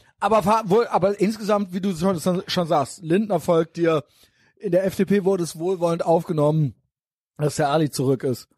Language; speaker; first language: German; native; German